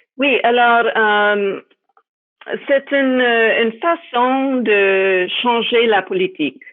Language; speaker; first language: French; non-native, fluent; English